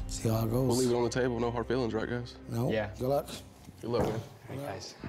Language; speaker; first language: English; native; English